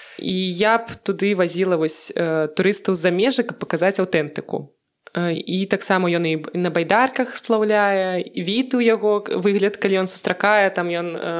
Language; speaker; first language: Belarusian; non-native, local second language; Russian